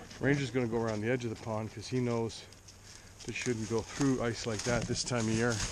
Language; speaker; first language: English; native; English